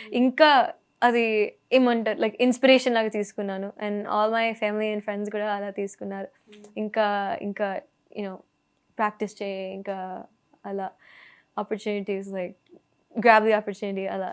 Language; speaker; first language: Telugu; early bilingual, heritage; Telugu